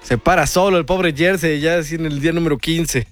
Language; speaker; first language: Spanish; native; Spanish